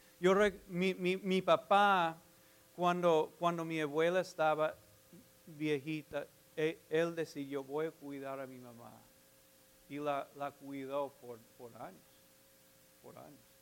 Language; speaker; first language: Spanish; non-native, fluent; English